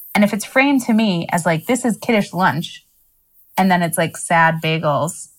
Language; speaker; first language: English; native; English